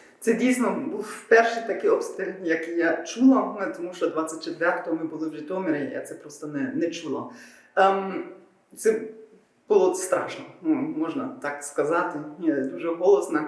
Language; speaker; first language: Ukrainian; non-native, fluent; German